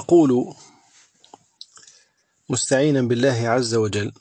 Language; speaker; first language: Arabic; native; Arabic